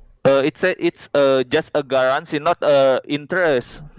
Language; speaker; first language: English; non-native, learner; Indonesian